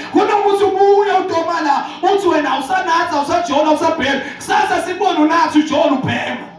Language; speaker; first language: Zulu; non-native, local second language; Swati